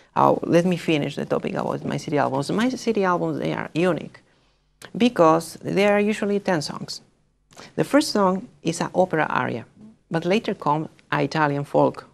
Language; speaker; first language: English; non-native, fluent; Spanish